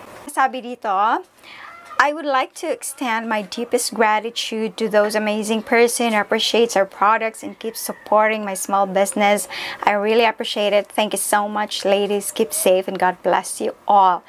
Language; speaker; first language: English; non-native, local second language; Filipino